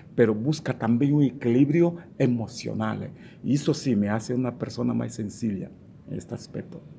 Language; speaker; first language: Spanish; non-native, fluent; Portuguese